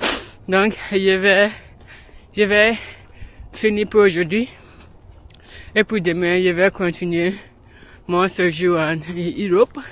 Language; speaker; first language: French; non-native, learner; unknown